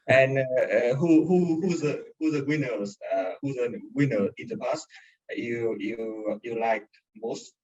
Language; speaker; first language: English; non-native, fluent; Vietnamese